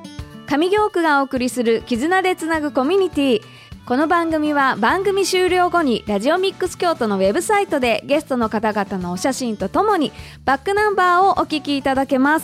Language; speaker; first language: Japanese; native; Japanese